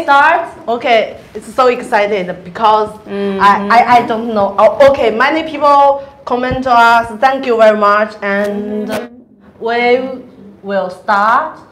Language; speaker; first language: English; non-native, learner; Chinese